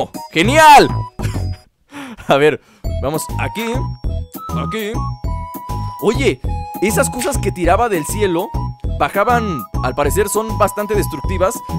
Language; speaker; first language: Spanish; native; Spanish